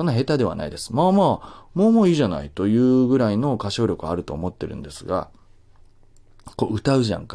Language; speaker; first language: Japanese; native; Japanese